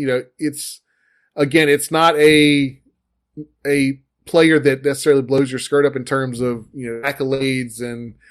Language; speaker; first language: English; native; English